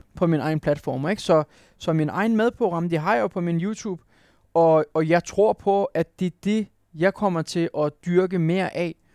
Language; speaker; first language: Danish; non-native, fluent; Turkish